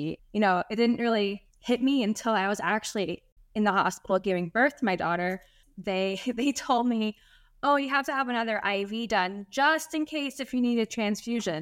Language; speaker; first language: English; native; English